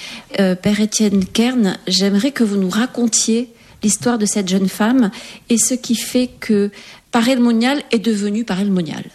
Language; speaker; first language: French; native; French